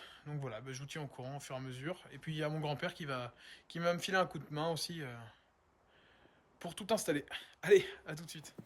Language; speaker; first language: French; native; French